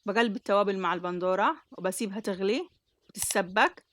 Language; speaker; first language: Arabic; native; Arabic